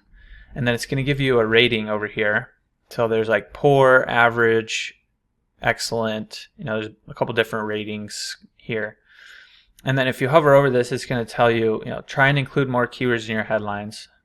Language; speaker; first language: English; native; English